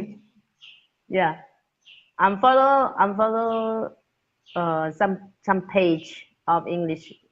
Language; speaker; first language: English; non-native, learner; Thai